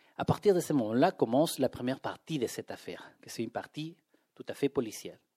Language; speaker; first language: French; non-native, fluent; Spanish